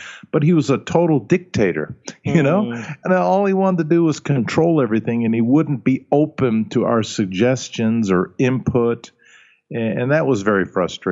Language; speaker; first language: English; early bilingual, other home language; German